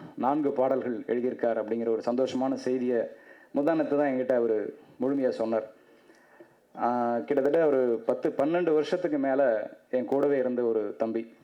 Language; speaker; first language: Tamil; native; Tamil